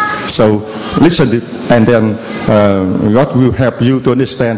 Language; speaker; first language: English; non-native, learner; Vietnamese